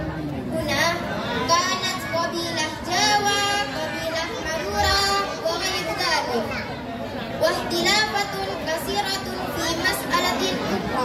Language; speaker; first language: Arabic; non-native, learner; Indonesian